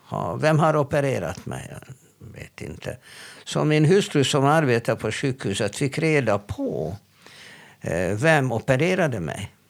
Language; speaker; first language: Swedish; non-native, fluent; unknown